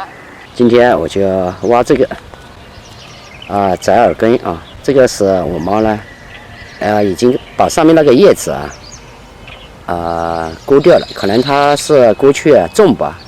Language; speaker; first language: Chinese; native; Chinese